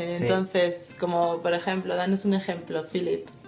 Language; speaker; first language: Spanish; non-native, fluent; English